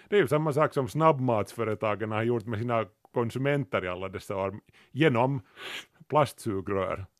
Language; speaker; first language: Swedish; native; Swedish